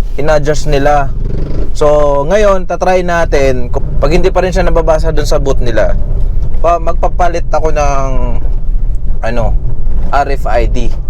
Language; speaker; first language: Filipino; native; Filipino